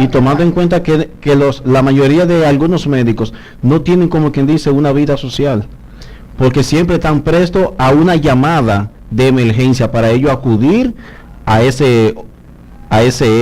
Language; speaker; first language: Spanish; native; Spanish